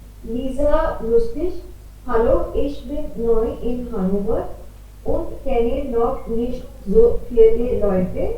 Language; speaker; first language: German; non-native, learner; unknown